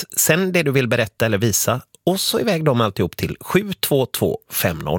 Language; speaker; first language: Swedish; native; Swedish